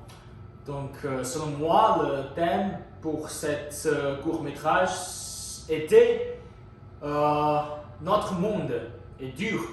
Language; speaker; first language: French; non-native, learner; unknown